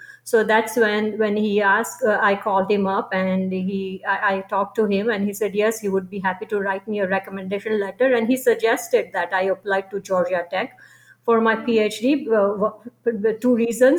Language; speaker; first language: English; non-native, local second language; Gujarati